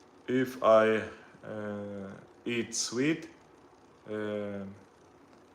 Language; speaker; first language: English; non-native, learner; Russian